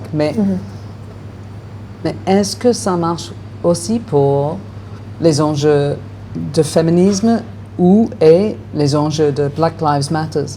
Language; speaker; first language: French; non-native, fluent; English